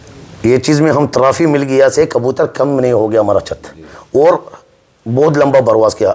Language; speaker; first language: Hindi; non-native, learner; Arabic